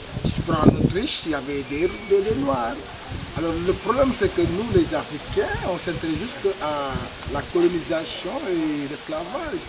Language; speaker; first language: French; non-native, local second language; Wolof